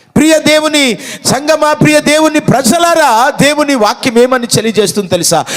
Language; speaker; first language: Telugu; non-native, local second language; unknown